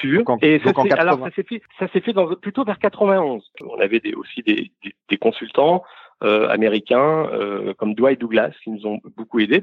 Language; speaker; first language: French; native; French